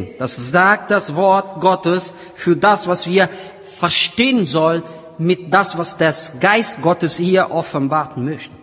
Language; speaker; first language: German; non-native, learner; Portuguese